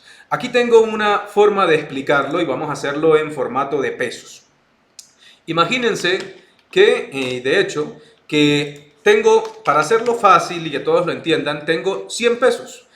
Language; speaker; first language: Spanish; native; Spanish